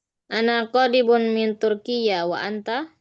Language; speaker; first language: Arabic; non-native, learner; Indonesian